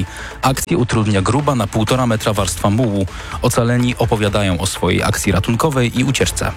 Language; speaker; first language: Polish; native; Polish